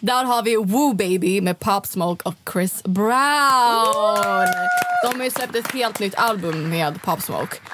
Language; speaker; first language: Swedish; native; Swedish